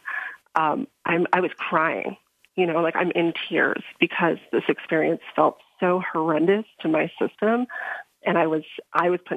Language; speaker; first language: English; native; English